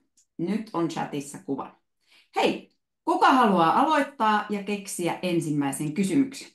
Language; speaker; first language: Finnish; native; Finnish